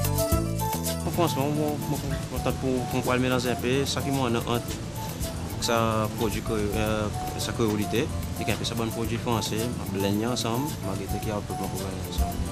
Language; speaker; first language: French; non-native, learner; Seselwa Creole French